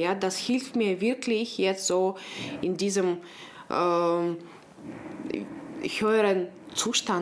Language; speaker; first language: German; non-native, local second language; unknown